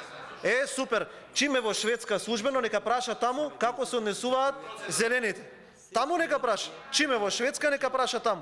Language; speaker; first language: Macedonian; native; Macedonian